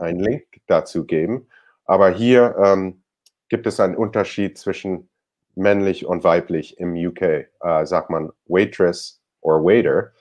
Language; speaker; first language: German; non-native, fluent; English